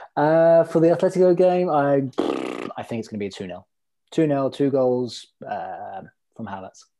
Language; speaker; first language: English; early bilingual, other home language; Norwegian